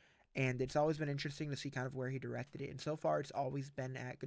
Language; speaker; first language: English; native; English